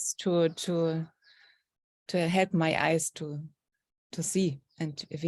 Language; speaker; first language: English; non-native, learner; German